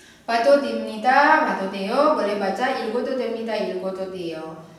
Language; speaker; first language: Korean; non-native, fluent; Indonesian